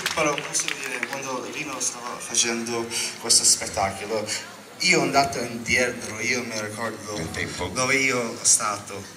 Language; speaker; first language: Italian; non-native, learner; English